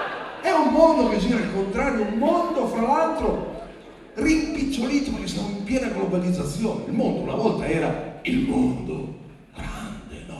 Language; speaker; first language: Italian; native; Italian